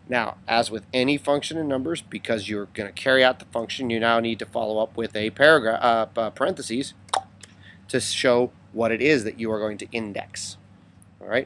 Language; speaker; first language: English; native; English